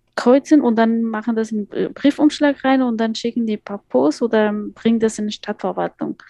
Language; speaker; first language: German; non-native, fluent; Persian